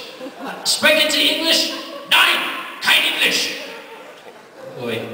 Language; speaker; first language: German; non-native, learner; English